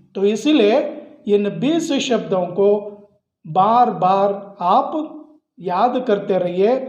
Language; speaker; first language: Hindi; non-native, local second language; Kannada